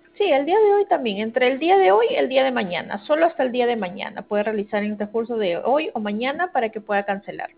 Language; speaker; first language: Spanish; native; Spanish